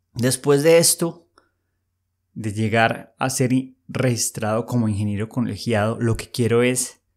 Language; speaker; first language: Spanish; native; Spanish